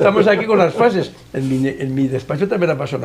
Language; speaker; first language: Spanish; native; Spanish